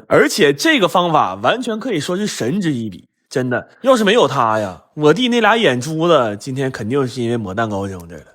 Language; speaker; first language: Chinese; native; Chinese